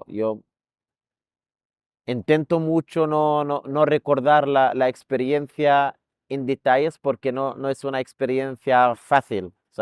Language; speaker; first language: Spanish; non-native, fluent; Arabic